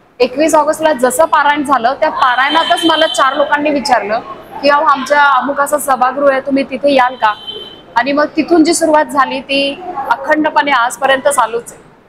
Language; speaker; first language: Marathi; native; Marathi